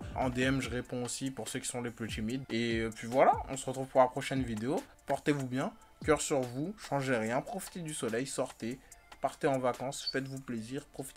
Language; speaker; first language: French; native; French